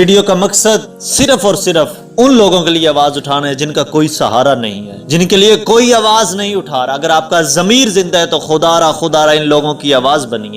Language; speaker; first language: Urdu; native; Urdu